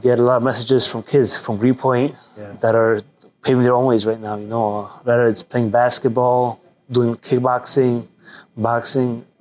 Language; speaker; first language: English; native; English